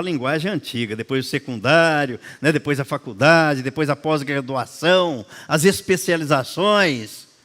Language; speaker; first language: Portuguese; native; Portuguese